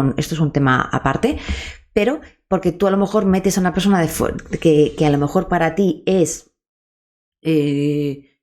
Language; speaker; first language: Spanish; native; Spanish